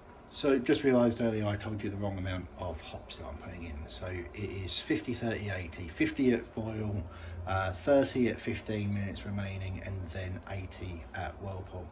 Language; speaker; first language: English; native; English